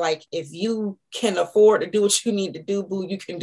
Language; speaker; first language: English; native; English